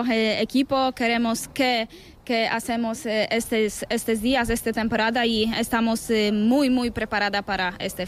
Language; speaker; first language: Spanish; non-native, learner; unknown